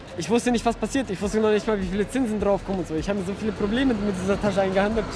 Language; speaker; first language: German; early bilingual, other home language; Russian